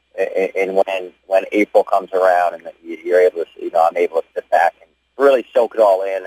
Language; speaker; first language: English; native; English